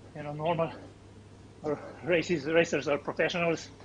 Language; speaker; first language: English; non-native, fluent; Slovenian